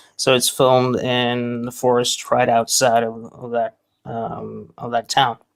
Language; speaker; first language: English; non-native, fluent; Norwegian